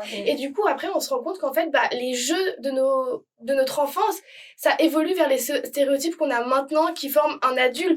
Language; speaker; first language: French; native; French